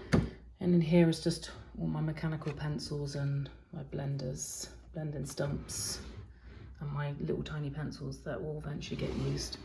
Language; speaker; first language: English; native; English